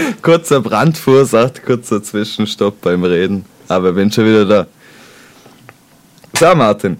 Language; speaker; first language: German; native; German